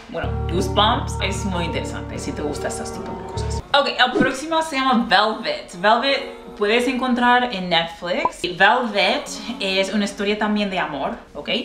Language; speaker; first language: Spanish; non-native, fluent; English